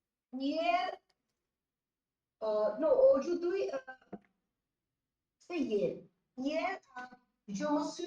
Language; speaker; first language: French; non-native, learner; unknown